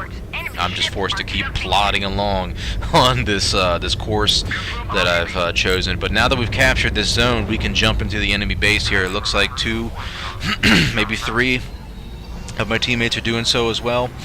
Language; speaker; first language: English; native; English